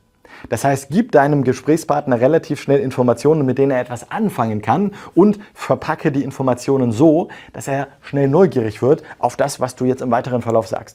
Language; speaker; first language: German; native; German